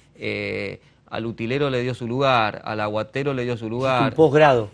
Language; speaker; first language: Spanish; native; Spanish